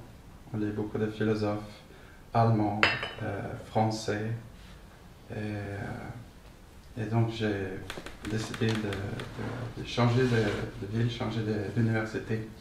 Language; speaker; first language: French; non-native, fluent; Swedish